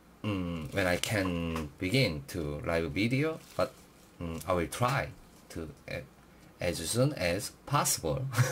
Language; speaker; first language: English; non-native, learner; Korean